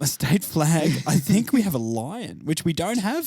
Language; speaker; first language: English; native; English